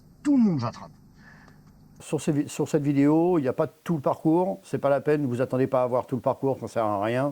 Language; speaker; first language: French; native; French